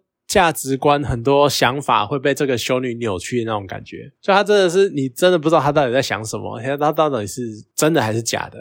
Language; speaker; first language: Chinese; native; Chinese